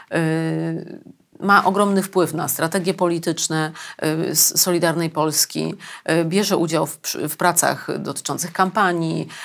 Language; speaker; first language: Polish; native; Polish